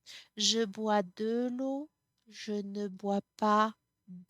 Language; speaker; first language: French; non-native, fluent; English